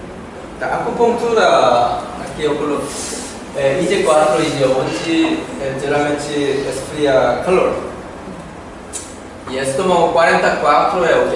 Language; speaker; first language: Portuguese; non-native, learner; Korean